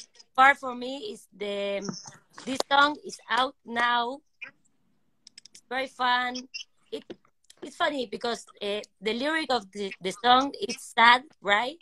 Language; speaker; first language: English; non-native, learner; Spanish